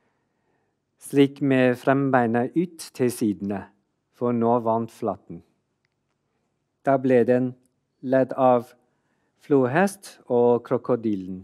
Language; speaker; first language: Norwegian; non-native, fluent; Chinese